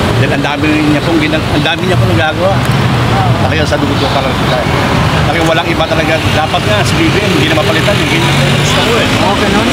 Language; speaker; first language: Filipino; non-native, local second language; Waray